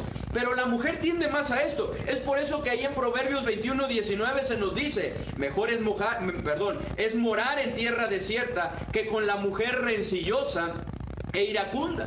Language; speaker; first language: Spanish; native; Spanish